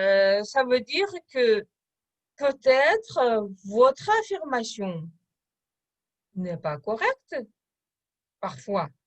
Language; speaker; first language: French; non-native, fluent; Kazakh